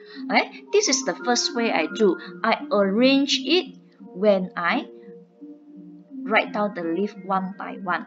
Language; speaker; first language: English; non-native, local second language; Chinese